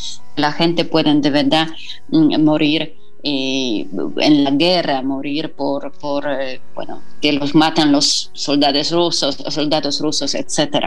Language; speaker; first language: Spanish; non-native, fluent; Polish